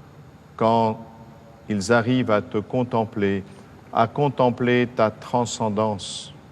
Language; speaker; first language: French; native; French